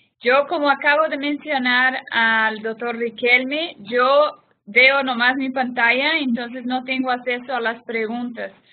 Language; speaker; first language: Spanish; non-native, fluent; Portuguese